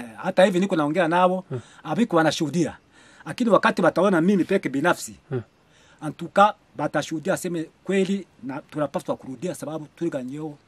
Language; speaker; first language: Swahili; non-native, local second language; Bembe